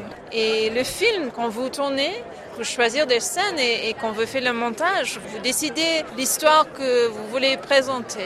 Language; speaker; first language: French; non-native, fluent; English